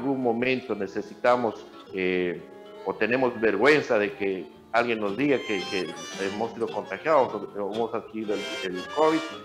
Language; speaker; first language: Spanish; native; Spanish